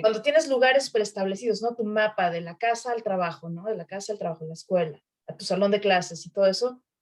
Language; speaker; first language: Spanish; native; Spanish